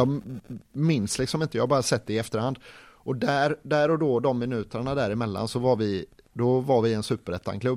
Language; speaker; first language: Swedish; native; Swedish